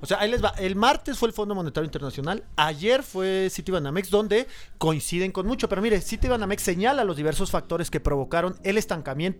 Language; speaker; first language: Spanish; native; Spanish